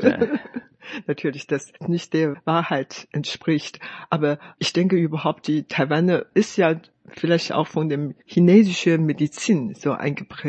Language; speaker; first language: German; non-native, fluent; Chinese